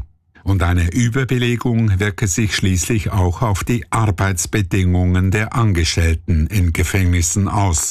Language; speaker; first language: German; native; German